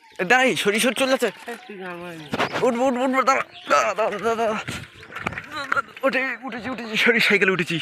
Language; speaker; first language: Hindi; non-native, local second language; Bangla